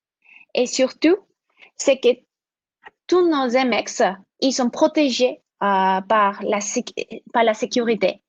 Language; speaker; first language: French; non-native, fluent; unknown